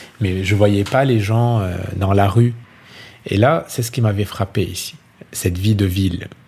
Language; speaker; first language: French; non-native, local second language; Arabic